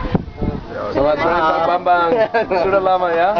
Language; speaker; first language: Indonesian; non-native, learner; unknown